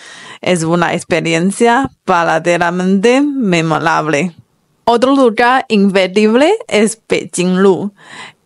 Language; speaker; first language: Spanish; non-native, fluent; Chinese